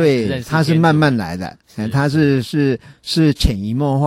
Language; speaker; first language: Chinese; native; Chinese